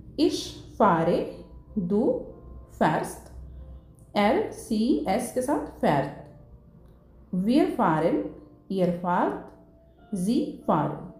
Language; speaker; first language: Hindi; native; Hindi